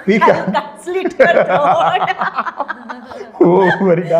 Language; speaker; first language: Telugu; non-native, learner; Kannada